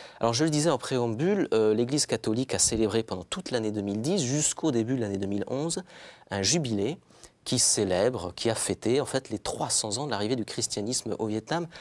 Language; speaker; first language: French; native; French